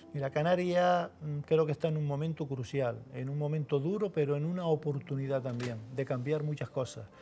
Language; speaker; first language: Spanish; native; Spanish